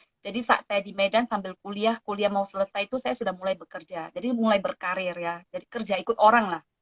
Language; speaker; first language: Indonesian; non-native, local second language; Min Nan Chinese